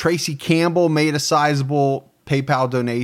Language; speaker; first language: English; native; English